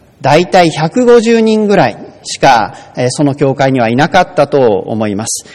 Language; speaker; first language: Japanese; native; Japanese